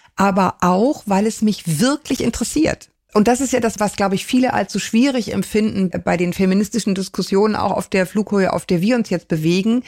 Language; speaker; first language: German; native; German